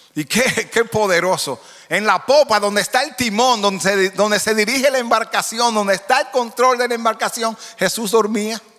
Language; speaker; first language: Spanish; native; Spanish